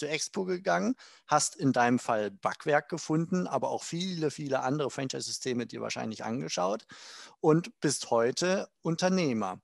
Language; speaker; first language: German; native; German